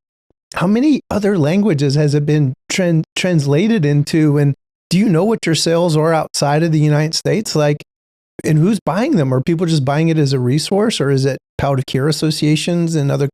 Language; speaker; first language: English; native; English